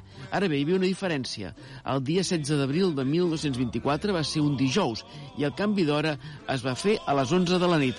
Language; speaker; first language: Catalan; native; Catalan